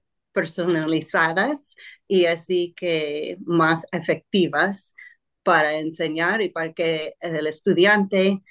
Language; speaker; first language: Spanish; non-native, fluent; English